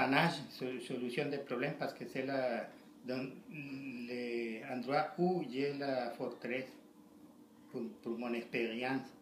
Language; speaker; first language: French; non-native, learner; Spanish